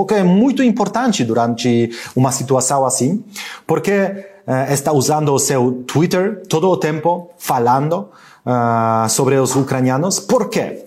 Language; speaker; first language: Portuguese; non-native, learner; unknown